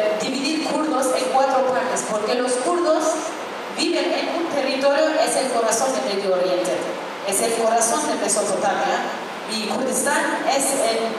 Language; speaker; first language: Spanish; non-native, fluent; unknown